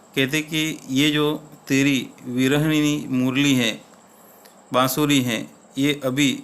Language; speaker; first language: Hindi; non-native, local second language; Gujarati